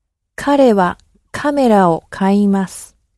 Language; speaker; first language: Japanese; non-native, learner; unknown